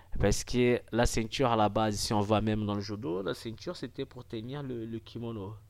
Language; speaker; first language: French; non-native, fluent; Portuguese